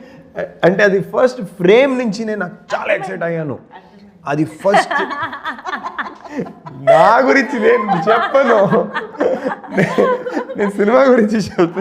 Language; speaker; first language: Telugu; non-native, learner; Kannada